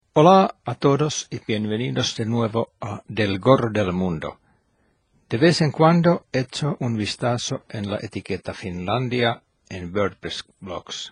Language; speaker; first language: Spanish; non-native, fluent; Finnish